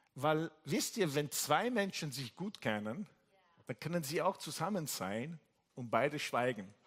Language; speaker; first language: German; non-native, fluent; Italian